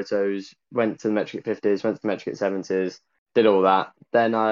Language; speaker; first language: English; native; English